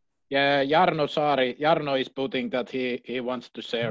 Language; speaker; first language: English; non-native, fluent; Finnish